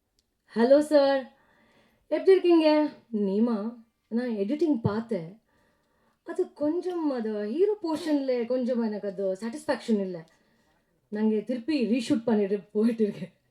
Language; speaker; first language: Tamil; non-native, learner; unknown